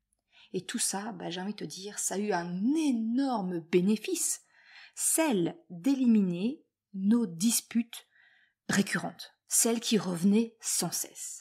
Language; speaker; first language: French; native; French